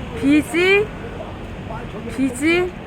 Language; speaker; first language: English; non-native, learner; Korean